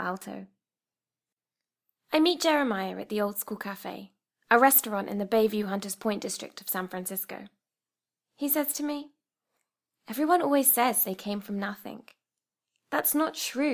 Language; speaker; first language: English; native; English